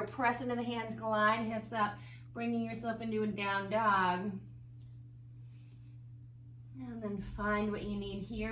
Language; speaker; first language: English; native; English